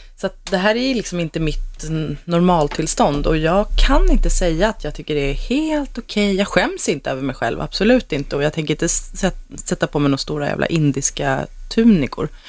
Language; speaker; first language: Swedish; native; Swedish